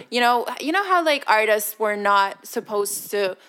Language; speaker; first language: English; non-native, fluent; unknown